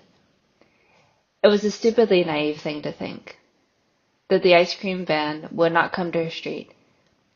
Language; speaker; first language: English; native; English